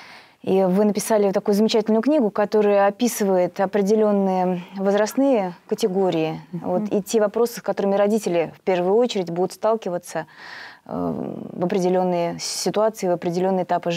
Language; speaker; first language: Russian; native; Russian